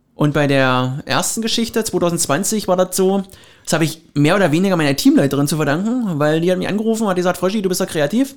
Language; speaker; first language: German; native; German